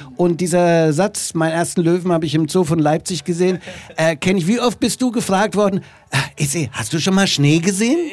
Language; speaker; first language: German; native; German